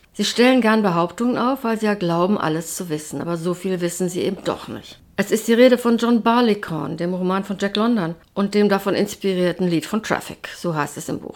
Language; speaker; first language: German; native; German